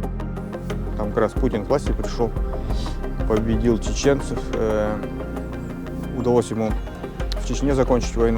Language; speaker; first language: Russian; native; Russian